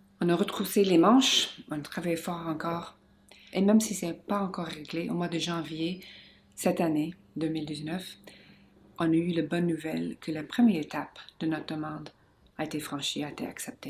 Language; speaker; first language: French; non-native, local second language; English